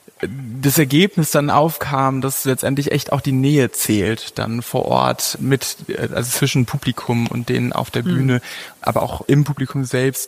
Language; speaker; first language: German; native; German